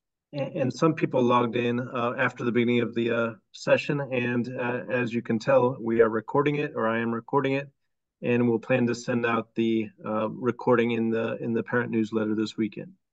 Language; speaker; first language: English; native; English